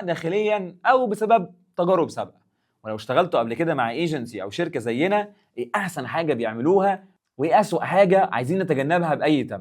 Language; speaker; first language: Arabic; native; Arabic